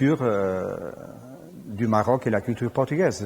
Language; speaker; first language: French; non-native, fluent; Portuguese